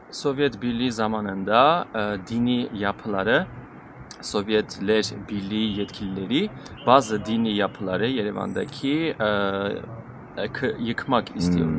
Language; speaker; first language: Turkish; non-native, fluent; Armenian